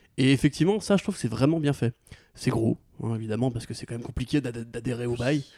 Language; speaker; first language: French; native; French